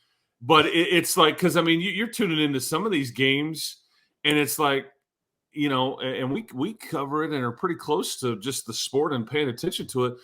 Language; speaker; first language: English; native; English